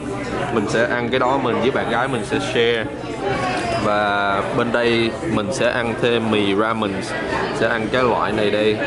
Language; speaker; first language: Vietnamese; early bilingual, other home language; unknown